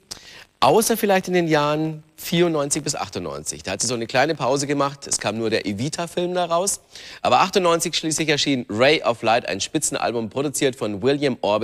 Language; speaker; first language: German; native; German